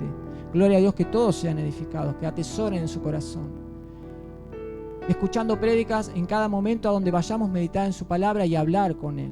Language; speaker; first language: Spanish; native; Spanish